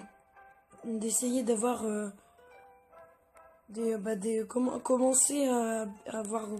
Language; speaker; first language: French; native; French